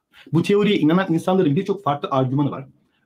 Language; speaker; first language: Turkish; native; Turkish